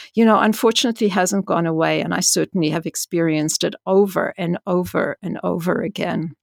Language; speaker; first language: English; native; English